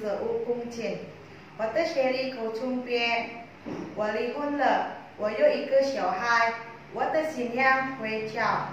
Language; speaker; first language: Chinese; non-native, learner; Indonesian